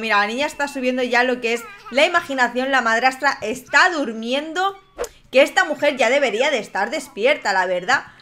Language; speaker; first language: Spanish; native; Spanish